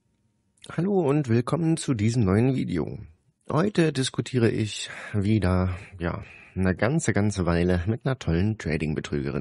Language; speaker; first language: German; native; German